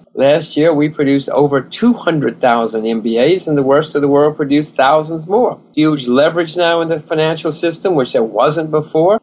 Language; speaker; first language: English; native; English